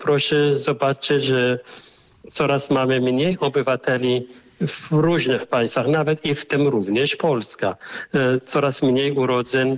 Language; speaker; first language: Polish; non-native, fluent; Arabic